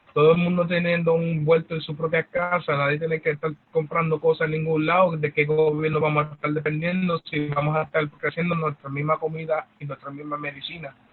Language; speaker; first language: Spanish; early bilingual, heritage; Spanish